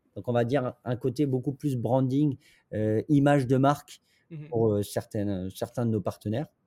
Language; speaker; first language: French; native; French